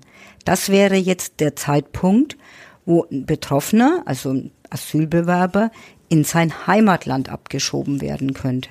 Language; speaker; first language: German; native; German